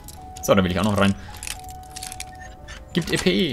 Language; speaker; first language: German; native; German